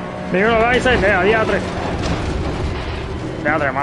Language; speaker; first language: Spanish; early bilingual, heritage; Spanish